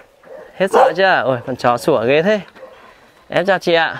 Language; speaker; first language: Vietnamese; native; Vietnamese